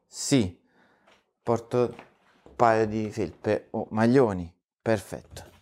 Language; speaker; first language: Italian; native; Italian